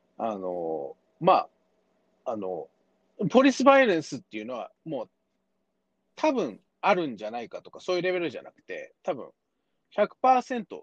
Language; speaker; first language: Japanese; early bilingual, heritage; Japanese